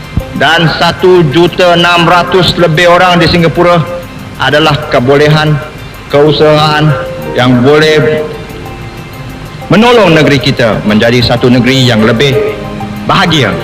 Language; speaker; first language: Malay; native; Malay